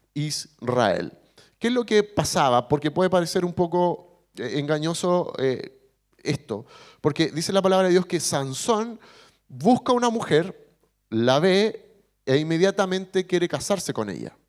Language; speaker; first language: Spanish; native; Spanish